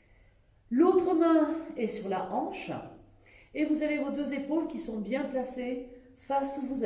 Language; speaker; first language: French; native; French